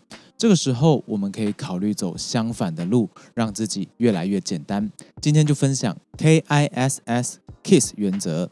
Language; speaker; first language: Chinese; native; Chinese